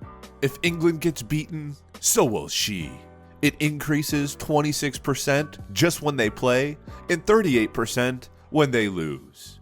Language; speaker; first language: English; native; English